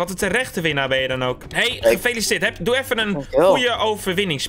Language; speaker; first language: Dutch; native; Dutch